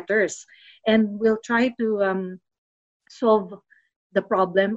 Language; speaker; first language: English; non-native, local second language; Filipino